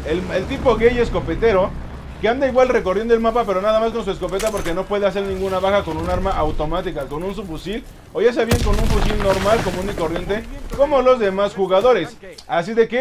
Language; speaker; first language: Spanish; native; Spanish